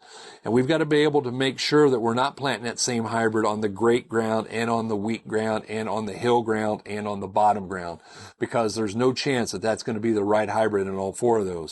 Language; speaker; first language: English; native; English